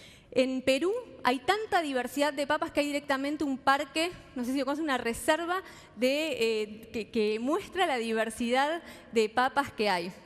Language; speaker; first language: Spanish; native; Spanish